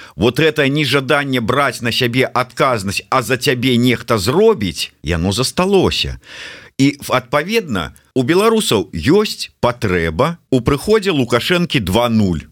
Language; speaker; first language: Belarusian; non-native, local second language; Russian